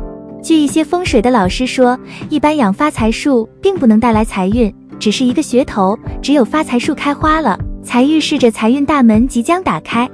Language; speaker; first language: Chinese; native; Chinese